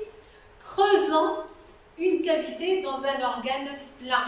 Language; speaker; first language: French; non-native, local second language; Arabic